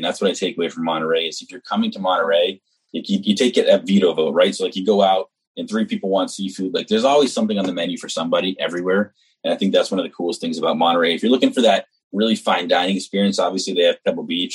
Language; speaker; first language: English; native; English